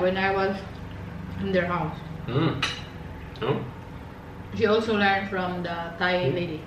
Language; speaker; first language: English; non-native, local second language; Filipino